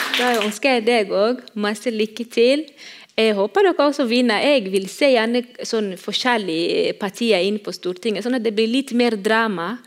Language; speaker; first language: Norwegian; non-native, fluent; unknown